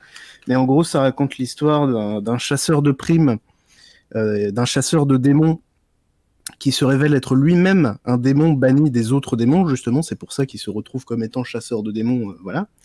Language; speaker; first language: French; native; French